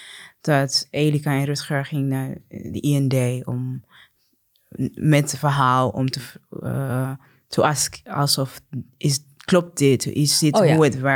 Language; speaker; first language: Dutch; non-native, learner; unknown